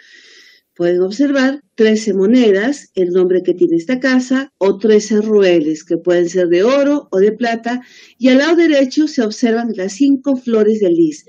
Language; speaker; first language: Spanish; native; Spanish